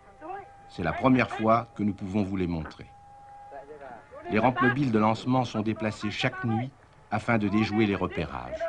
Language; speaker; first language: French; native; French